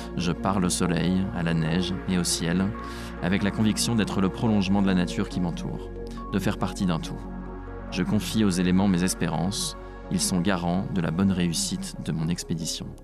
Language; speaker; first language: French; native; French